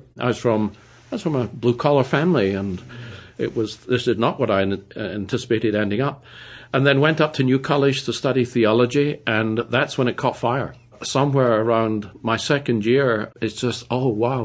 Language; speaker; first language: English; native; English